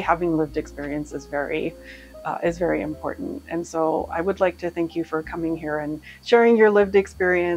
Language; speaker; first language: English; native; English